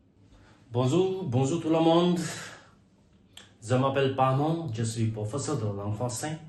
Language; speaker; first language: French; non-native, learner; Hindi